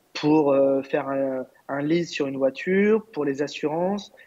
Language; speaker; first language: French; native; French